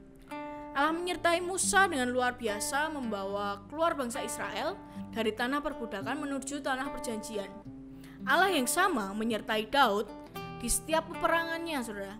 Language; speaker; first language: Indonesian; native; Indonesian